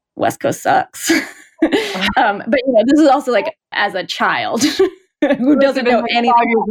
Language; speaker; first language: English; native; English